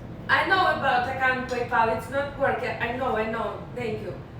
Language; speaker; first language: English; non-native, learner; Russian